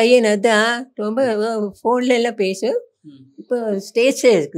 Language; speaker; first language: Tamil; non-native, learner; Malayalam